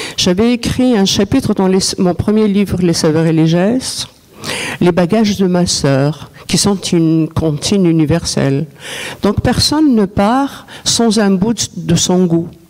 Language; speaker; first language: French; non-native, local second language; Arabic